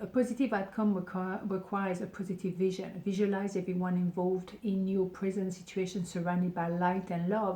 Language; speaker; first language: English; non-native, fluent; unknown